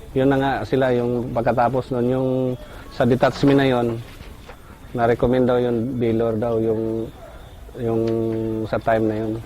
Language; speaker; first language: Filipino; non-native, local second language; Cebuano